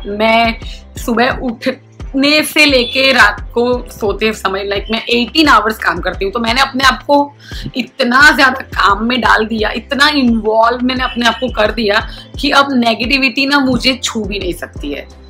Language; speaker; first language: Hindi; non-native, local second language; Gujarati